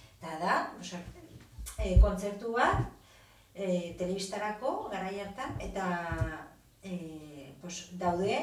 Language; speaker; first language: Basque; non-native, local second language; Spanish